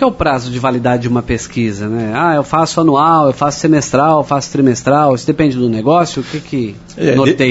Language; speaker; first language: Portuguese; native; Portuguese